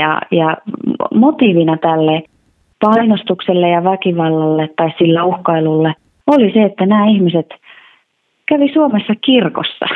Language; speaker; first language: Finnish; native; Finnish